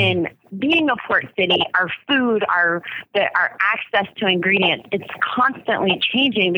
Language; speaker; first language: English; native; English